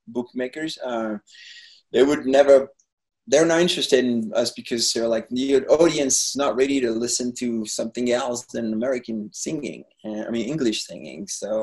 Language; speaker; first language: English; non-native, fluent; French